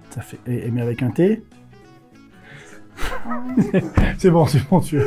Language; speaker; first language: French; native; French